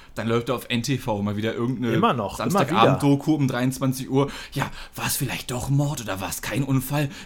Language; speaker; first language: German; non-native, fluent; English